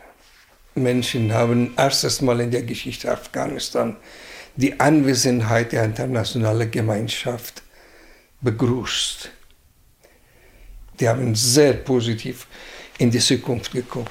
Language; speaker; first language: German; non-native, fluent; Persian